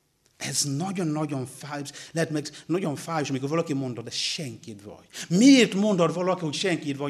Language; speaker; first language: Hungarian; non-native, learner; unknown